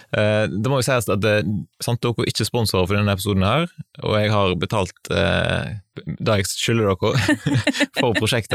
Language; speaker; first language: Norwegian; native; Norwegian